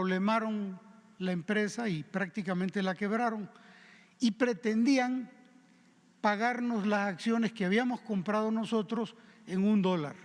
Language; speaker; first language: Spanish; native; Spanish